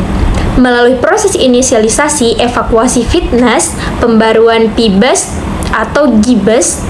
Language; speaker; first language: Indonesian; native; Indonesian